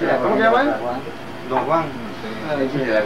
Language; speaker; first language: Spanish; non-native, fluent; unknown